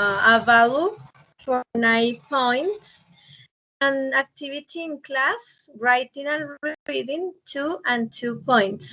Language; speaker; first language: English; non-native, fluent; Spanish